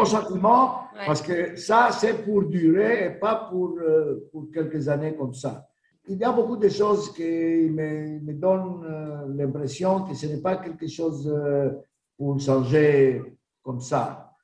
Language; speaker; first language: French; non-native, learner; Greek